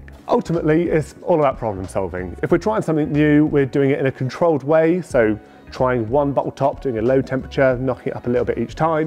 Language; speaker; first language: English; native; English